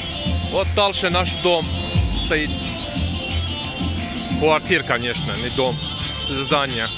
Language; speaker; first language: Russian; non-native, learner; Turkish